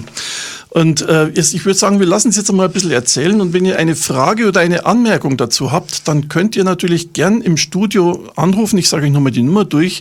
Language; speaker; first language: German; native; German